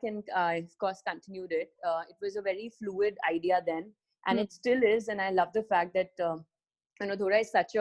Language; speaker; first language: English; non-native, local second language; Hindi